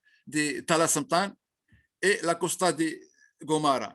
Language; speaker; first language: Spanish; non-native, learner; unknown